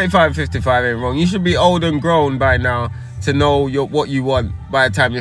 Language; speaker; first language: English; native; English